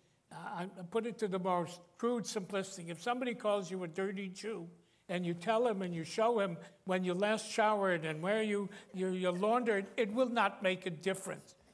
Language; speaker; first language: English; native; English